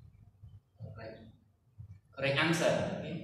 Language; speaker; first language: English; non-native, learner; Khmer